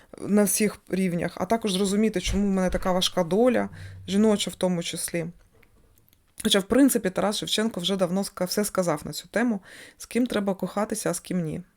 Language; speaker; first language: Ukrainian; non-native, local second language; Russian